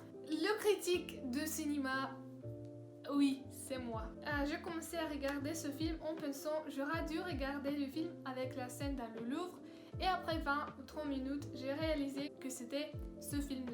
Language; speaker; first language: French; non-native, learner; Russian